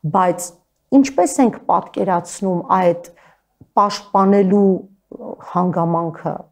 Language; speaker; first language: Armenian; native; Armenian